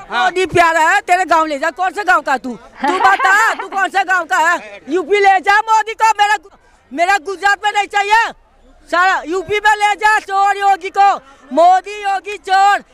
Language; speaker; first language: Hindi; non-native, local second language; Gujarati